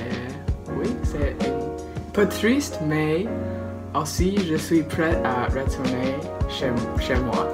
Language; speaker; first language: French; non-native, learner; English